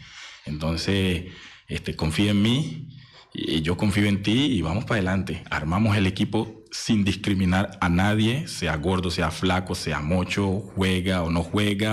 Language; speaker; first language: Spanish; native; Spanish